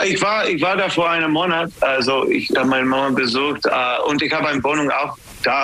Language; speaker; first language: German; non-native, fluent; English